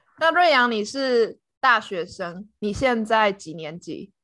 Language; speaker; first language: Chinese; native; Chinese